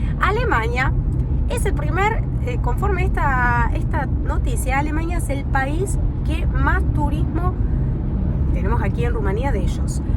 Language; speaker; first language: Spanish; native; Spanish